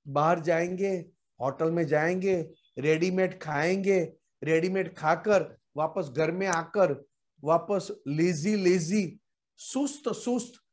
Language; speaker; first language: Hindi; non-native, local second language; Gujarati